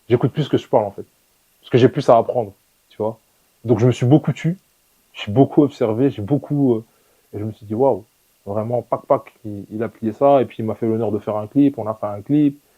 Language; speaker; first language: French; early bilingual, other home language; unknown